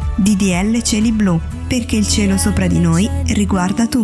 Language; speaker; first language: Italian; native; Italian